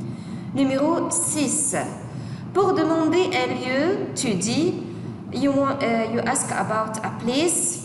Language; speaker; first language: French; non-native, fluent; Arabic